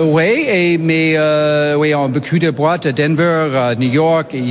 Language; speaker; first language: French; non-native, learner; English